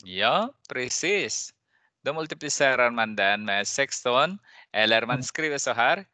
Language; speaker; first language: Swedish; non-native, fluent; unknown